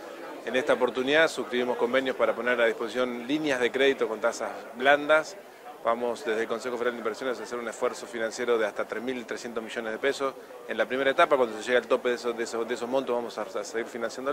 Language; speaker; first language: Spanish; native; Spanish